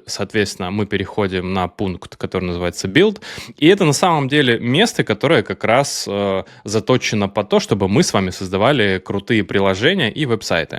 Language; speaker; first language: Russian; native; Russian